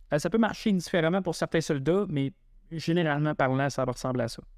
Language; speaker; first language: French; native; French